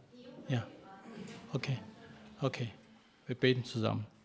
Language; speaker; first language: German; non-native, fluent; Chinese